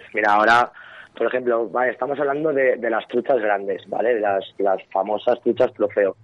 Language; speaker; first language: Spanish; native; Spanish